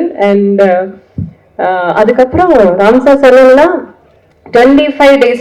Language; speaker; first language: Tamil; non-native, learner; Malayalam